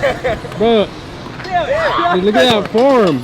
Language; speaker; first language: English; native; English